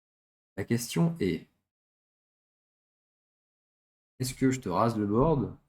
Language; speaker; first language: French; native; French